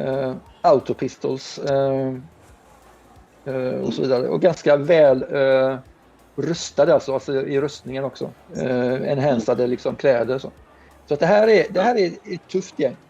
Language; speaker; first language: Swedish; native; Swedish